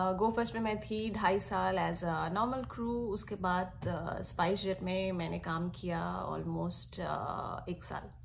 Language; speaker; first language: Hindi; non-native, local second language; Bangla